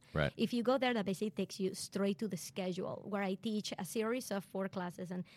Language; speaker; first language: English; non-native, fluent; Spanish